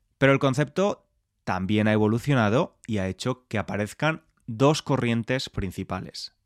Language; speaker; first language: Spanish; native; Spanish